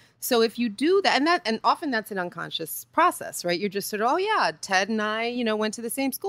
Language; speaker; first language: English; early bilingual, other home language; Spanish